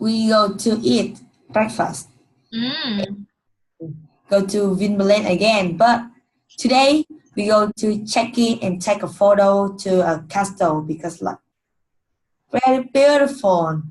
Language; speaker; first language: English; non-native, learner; Vietnamese